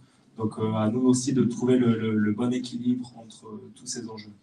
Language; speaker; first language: French; native; French